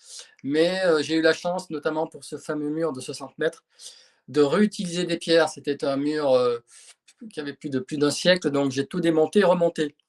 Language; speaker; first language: French; native; French